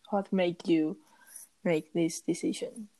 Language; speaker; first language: English; non-native, learner; Chinese